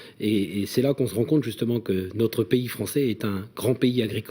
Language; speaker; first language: French; native; French